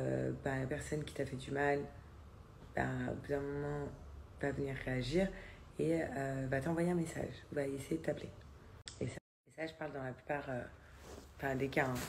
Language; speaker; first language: French; native; French